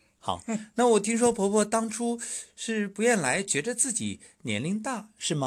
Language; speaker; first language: Chinese; native; Chinese